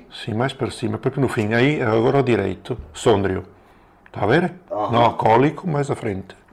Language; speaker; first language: Portuguese; non-native, learner; Italian